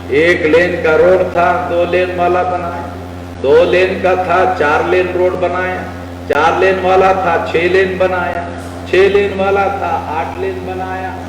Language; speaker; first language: Hindi; non-native, local second language; Marathi